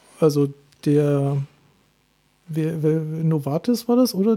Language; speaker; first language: German; native; German